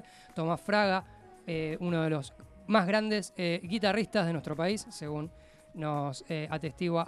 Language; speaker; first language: Spanish; native; Spanish